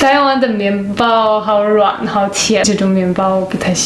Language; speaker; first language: Chinese; non-native, fluent; Polish